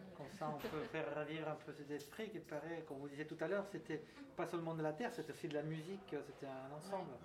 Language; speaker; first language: French; native; French